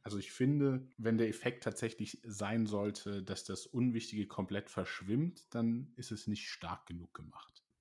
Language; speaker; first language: German; native; German